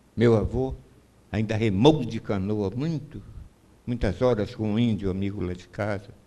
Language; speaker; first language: Portuguese; native; Portuguese